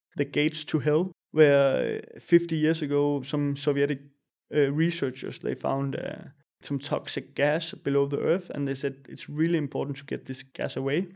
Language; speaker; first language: English; non-native, fluent; Danish